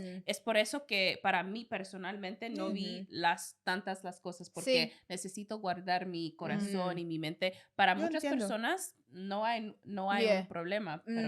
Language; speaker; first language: Spanish; non-native, learner; English